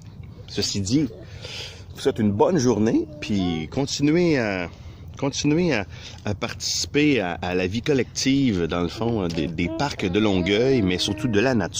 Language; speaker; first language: French; native; French